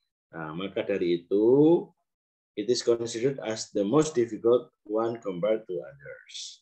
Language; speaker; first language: English; non-native, fluent; Indonesian